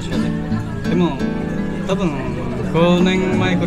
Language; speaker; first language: Japanese; non-native, fluent; Indonesian